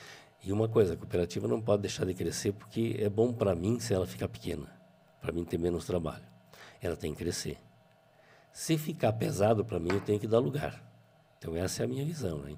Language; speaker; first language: Portuguese; native; Portuguese